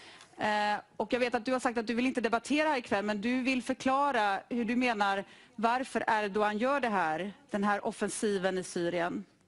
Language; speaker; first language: Swedish; native; Swedish